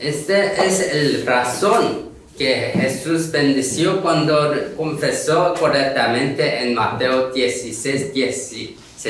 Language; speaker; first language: Spanish; non-native, learner; Korean